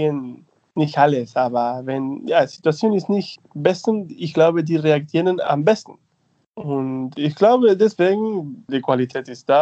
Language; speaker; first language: German; non-native, fluent; Spanish